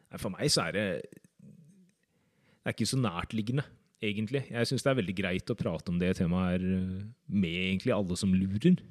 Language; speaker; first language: Norwegian; native; Norwegian